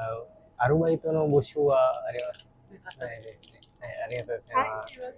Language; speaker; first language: Japanese; non-native, learner; Sinhala